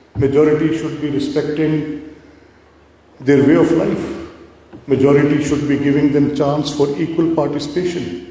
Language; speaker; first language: English; non-native, local second language; Urdu